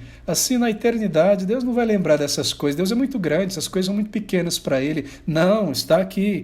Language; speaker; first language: Portuguese; native; Portuguese